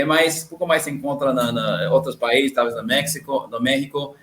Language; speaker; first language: Portuguese; non-native, learner; English